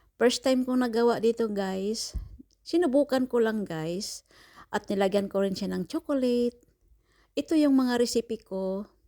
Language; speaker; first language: Filipino; non-native, local second language; Cebuano